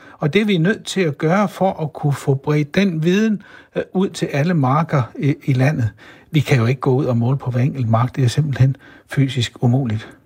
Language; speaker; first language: Danish; native; Danish